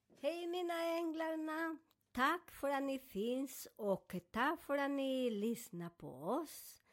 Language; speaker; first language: Swedish; non-native, fluent; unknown